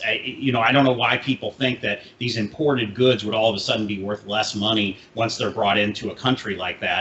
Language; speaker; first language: English; native; English